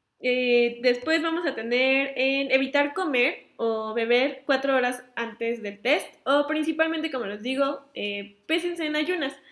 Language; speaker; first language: Spanish; native; Spanish